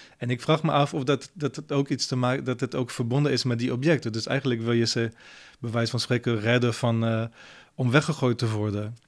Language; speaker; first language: Dutch; non-native, fluent; French